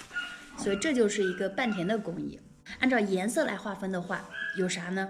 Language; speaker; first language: Chinese; native; Chinese